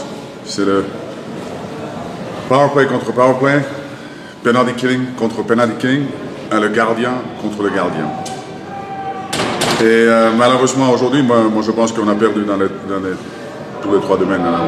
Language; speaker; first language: French; non-native, fluent; Finnish